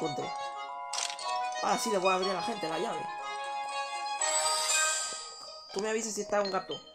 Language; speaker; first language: Spanish; native; Spanish